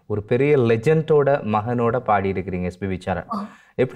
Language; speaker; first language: Tamil; native; Tamil